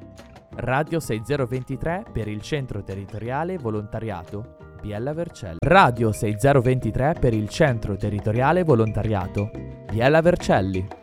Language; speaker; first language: Italian; native; Italian